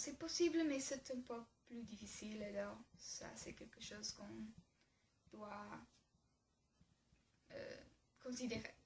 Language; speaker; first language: French; non-native, learner; English